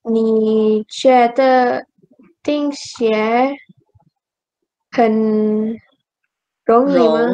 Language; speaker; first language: Chinese; non-native, learner; Indonesian